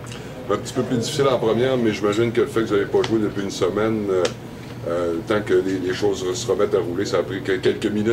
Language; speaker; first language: French; native; French